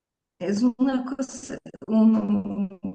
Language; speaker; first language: Spanish; early bilingual, heritage; Portuguese